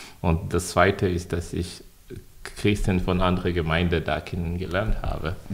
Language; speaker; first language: German; non-native, fluent; French